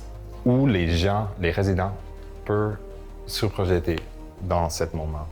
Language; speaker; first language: French; non-native, local second language; English